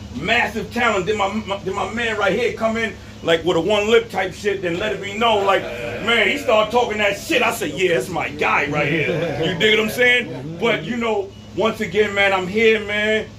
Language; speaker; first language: English; native; English